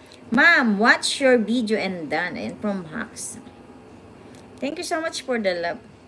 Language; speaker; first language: English; non-native, local second language; Filipino